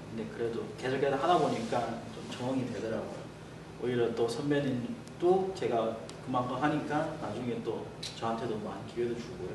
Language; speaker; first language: Korean; non-native, fluent; Chinese